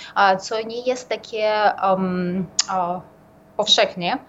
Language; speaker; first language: Polish; non-native, fluent; Ukrainian